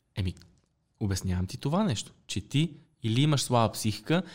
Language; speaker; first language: Bulgarian; native; Bulgarian